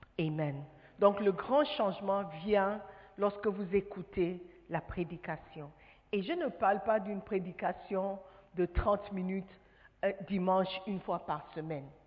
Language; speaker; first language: French; non-native, fluent; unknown